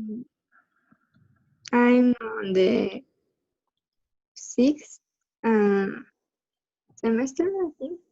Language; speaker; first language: English; non-native, learner; Spanish